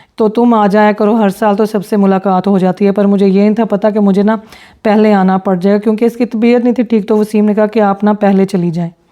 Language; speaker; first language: Urdu; non-native, local second language; Punjabi